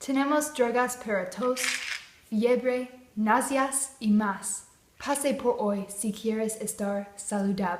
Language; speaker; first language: Spanish; non-native, learner; English